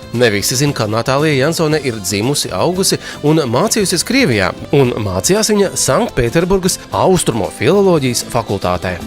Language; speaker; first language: Latvian; native; Latvian